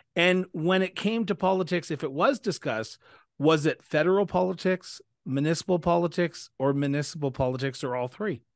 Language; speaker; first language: English; native; English